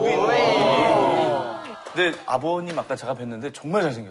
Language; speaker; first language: Korean; native; Korean